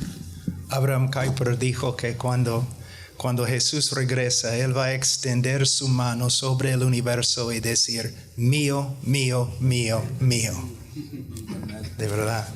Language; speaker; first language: Spanish; non-native, fluent; English